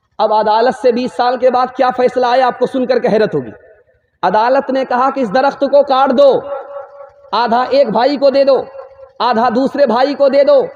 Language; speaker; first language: Urdu; non-native, local second language; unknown